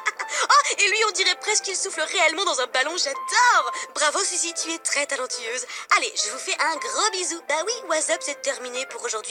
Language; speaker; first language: French; native; French